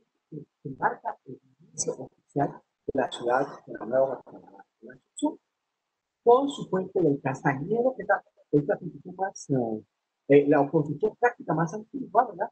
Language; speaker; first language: Spanish; native; Spanish